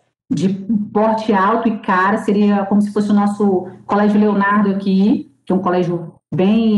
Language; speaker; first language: Portuguese; native; Portuguese